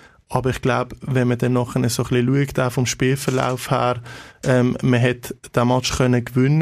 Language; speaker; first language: German; native; German